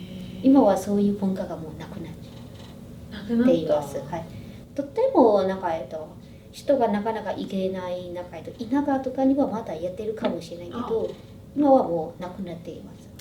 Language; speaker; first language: Japanese; non-native, fluent; Burmese